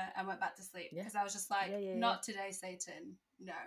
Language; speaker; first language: English; native; English